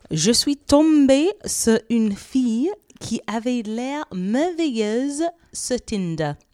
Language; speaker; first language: French; non-native, fluent; English